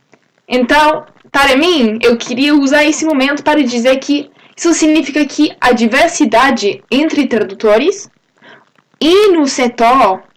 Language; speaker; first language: Portuguese; non-native, fluent; English